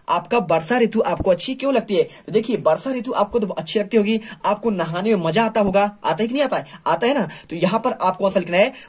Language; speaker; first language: Hindi; native; Hindi